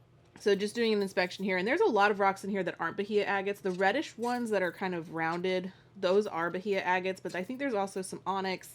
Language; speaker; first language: English; native; English